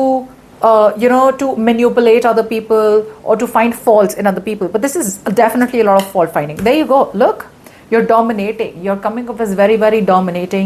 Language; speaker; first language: English; non-native, local second language; Hindi